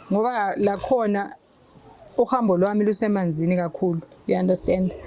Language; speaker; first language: Zulu; native; Zulu